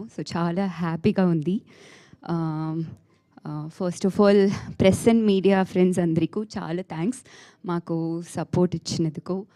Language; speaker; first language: Telugu; non-native, learner; Tamil